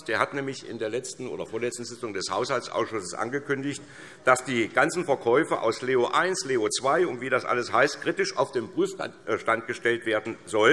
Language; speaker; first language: German; native; German